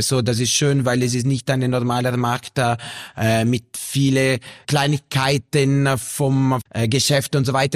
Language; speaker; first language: German; non-native, local second language; Italian